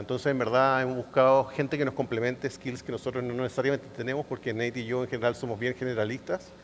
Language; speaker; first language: Spanish; native; Spanish